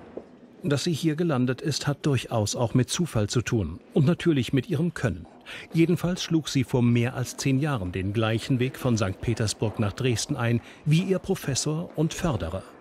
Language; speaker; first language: German; native; German